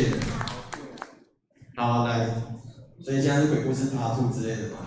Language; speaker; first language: Chinese; native; Chinese